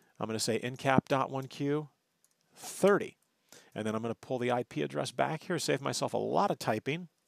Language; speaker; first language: English; native; English